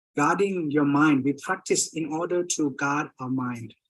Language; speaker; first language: English; non-native, fluent; Thai